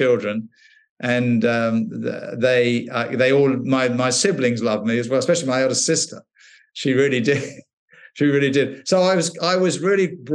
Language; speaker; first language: English; native; English